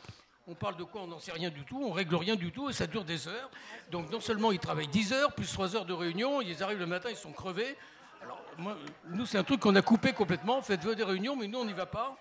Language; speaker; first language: French; native; French